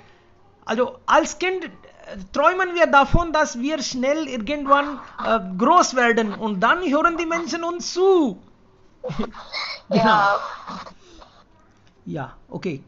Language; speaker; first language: German; non-native, fluent; Hindi